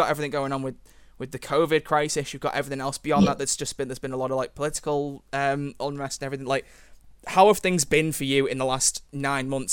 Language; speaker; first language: English; native; English